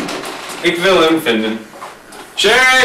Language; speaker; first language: German; non-native, learner; English